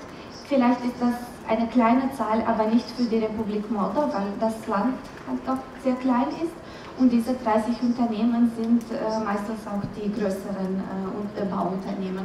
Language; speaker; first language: German; non-native, fluent; Romanian